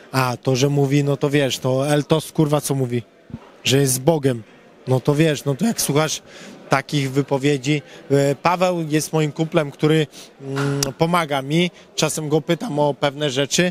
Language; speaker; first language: Polish; native; Polish